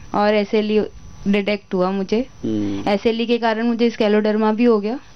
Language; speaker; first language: Hindi; native; Hindi